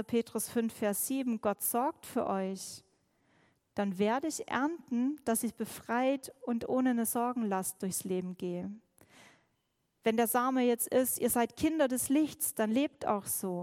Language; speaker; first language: German; native; German